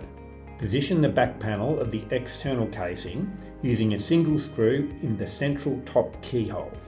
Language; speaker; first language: English; native; English